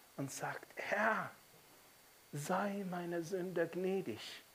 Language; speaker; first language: German; non-native, fluent; Arabic